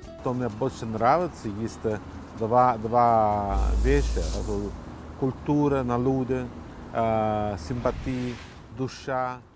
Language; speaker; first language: Russian; non-native, learner; Italian